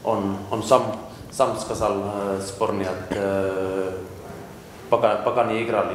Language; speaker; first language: Russian; non-native, learner; Finnish